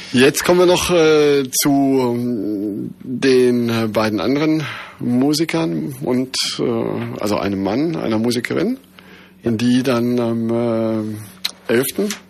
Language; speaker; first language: German; native; German